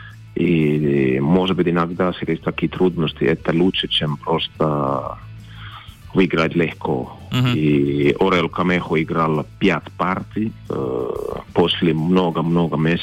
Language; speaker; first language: Russian; non-native, fluent; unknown